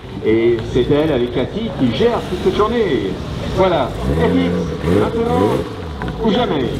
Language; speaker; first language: French; native; French